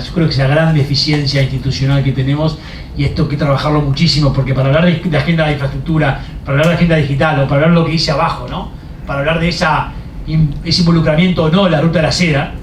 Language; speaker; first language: Spanish; native; Spanish